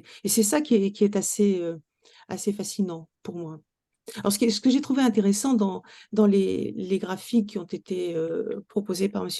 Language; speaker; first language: French; native; French